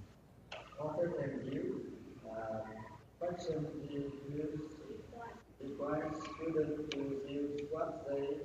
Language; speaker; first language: English; non-native, learner; Vietnamese